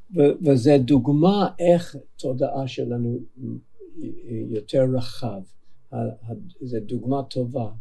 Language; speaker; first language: Hebrew; non-native, fluent; English